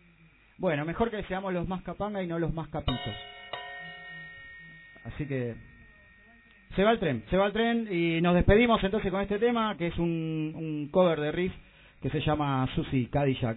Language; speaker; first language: Spanish; native; Spanish